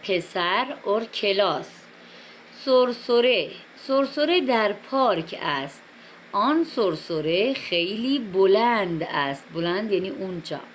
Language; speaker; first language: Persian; non-native, fluent; Urdu